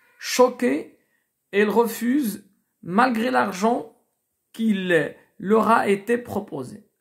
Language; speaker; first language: French; non-native, local second language; Arabic